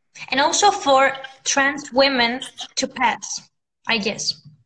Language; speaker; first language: English; non-native, fluent; Greek